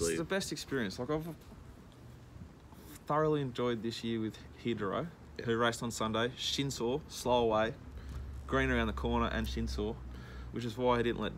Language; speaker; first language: English; native; English